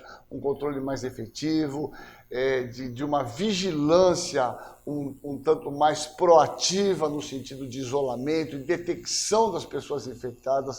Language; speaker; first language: Portuguese; native; Portuguese